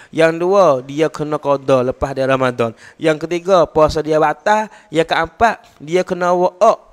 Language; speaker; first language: Malay; native; Malay